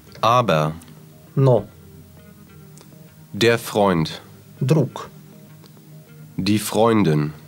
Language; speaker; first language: German; non-native, learner; Russian